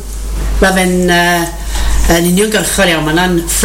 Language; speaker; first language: Welsh; native; Welsh